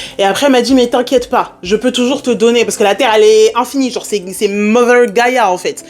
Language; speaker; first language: French; early bilingual, other home language; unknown